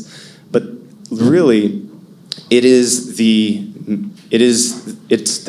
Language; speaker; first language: English; native; English